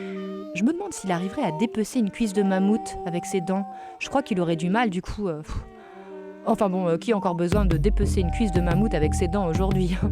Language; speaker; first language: French; native; French